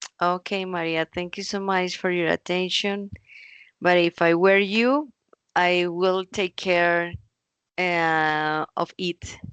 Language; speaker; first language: English; non-native, learner; Spanish